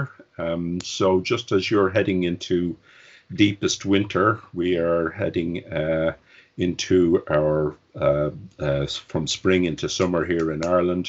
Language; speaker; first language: English; native; English